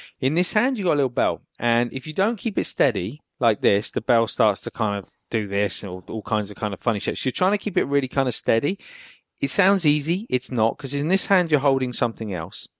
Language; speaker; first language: English; native; English